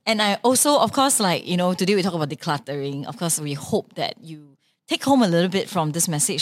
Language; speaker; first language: English; non-native, local second language; Chinese